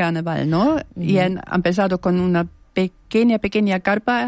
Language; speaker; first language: Spanish; non-native, fluent; German